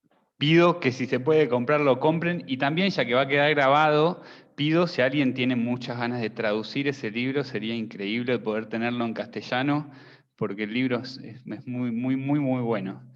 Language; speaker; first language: Spanish; native; Spanish